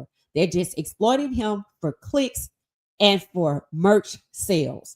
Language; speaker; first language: English; native; English